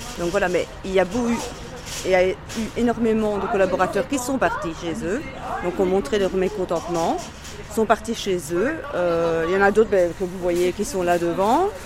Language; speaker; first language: French; native; French